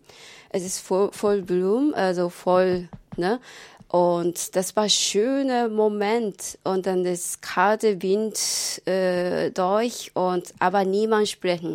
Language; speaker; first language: German; non-native, learner; Japanese